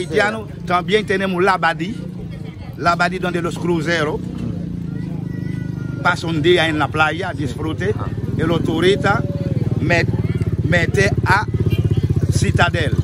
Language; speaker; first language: Spanish; non-native, fluent; Haitian Creole